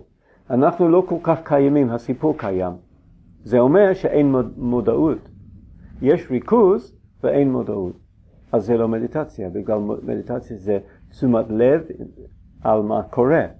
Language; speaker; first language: Hebrew; non-native, fluent; English